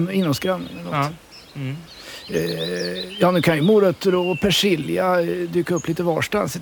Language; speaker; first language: Swedish; native; Swedish